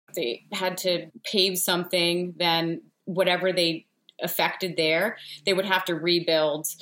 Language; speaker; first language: English; native; English